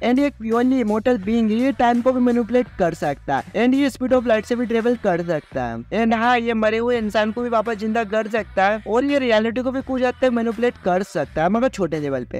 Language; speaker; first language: Hindi; native; Hindi